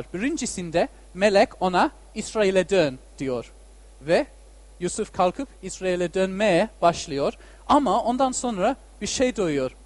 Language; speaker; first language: Turkish; non-native, fluent; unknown